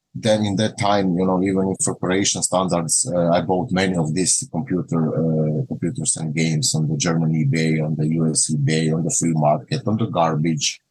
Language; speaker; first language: English; non-native, learner; Croatian